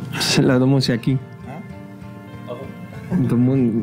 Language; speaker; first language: French; non-native, fluent; Spanish